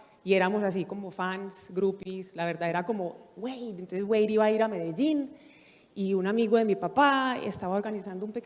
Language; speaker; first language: Spanish; native; Spanish